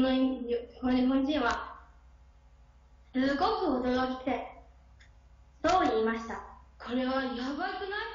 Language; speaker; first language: Japanese; non-native, learner; Chinese